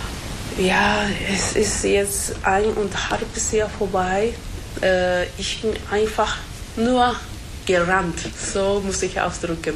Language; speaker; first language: German; non-native, fluent; Japanese